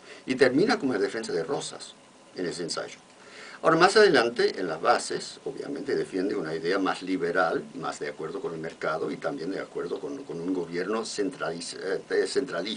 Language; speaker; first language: Spanish; non-native, fluent; English